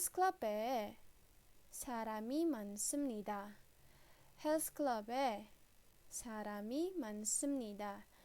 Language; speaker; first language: Korean; non-native, fluent; Indonesian